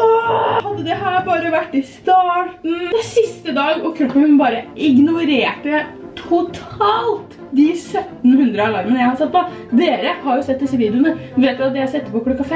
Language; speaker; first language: Norwegian; native; Norwegian